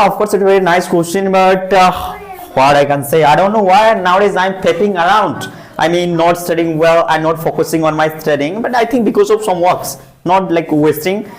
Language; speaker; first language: English; non-native, fluent; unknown